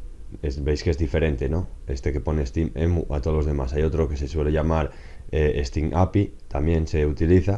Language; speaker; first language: Spanish; native; Spanish